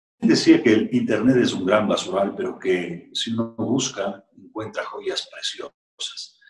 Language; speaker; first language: Spanish; native; Spanish